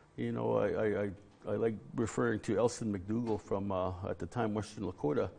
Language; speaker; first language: English; native; English